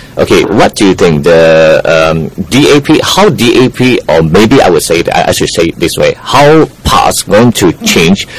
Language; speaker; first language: English; non-native, local second language; Chinese